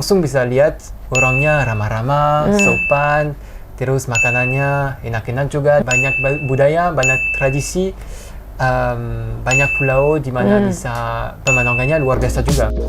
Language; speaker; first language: Indonesian; non-native, fluent; French